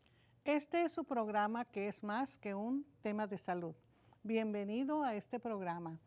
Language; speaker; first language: Spanish; native; Spanish